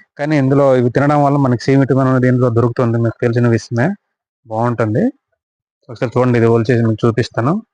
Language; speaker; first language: Telugu; non-native, local second language; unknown